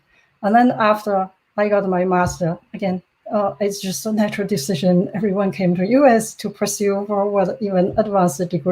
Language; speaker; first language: English; non-native, fluent; Chinese